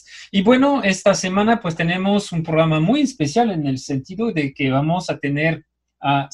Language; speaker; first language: Spanish; native; Spanish